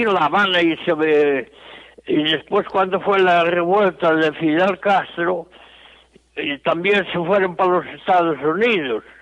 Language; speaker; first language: Spanish; non-native, local second language; Galician